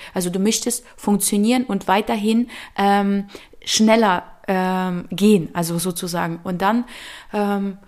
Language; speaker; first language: German; early bilingual, other home language; Ukrainian